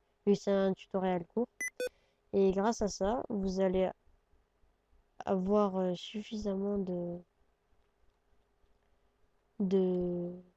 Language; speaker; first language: French; native; French